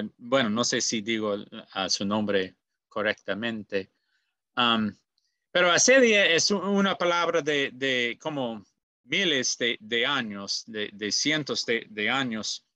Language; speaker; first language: Spanish; non-native, learner; English